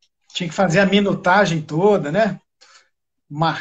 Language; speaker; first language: Portuguese; native; Portuguese